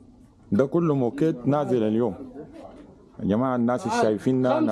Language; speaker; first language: Arabic; native; Arabic